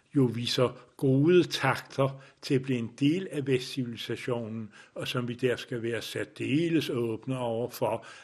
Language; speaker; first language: Danish; native; Danish